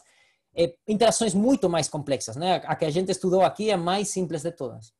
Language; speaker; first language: Portuguese; non-native, fluent; Spanish